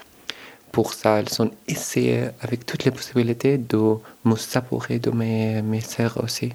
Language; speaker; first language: French; non-native, learner; Arabic